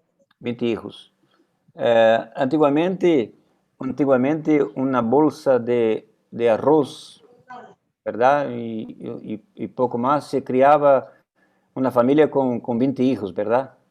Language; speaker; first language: Spanish; non-native, fluent; Portuguese